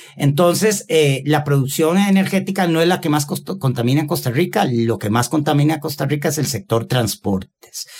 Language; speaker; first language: Spanish; native; Spanish